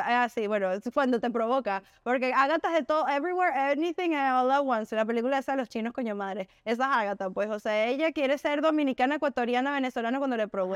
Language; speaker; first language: Spanish; native; Spanish